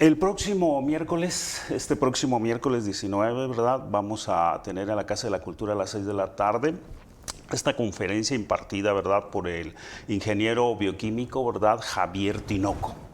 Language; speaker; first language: Spanish; native; Spanish